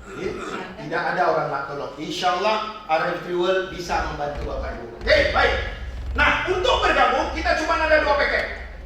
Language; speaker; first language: Malay; native; Malay